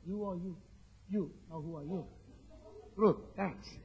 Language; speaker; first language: English; non-native, local second language; Sinhala